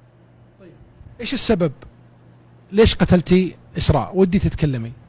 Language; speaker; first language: Arabic; native; Arabic